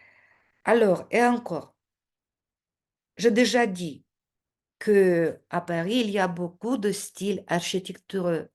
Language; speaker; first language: French; non-native, fluent; Russian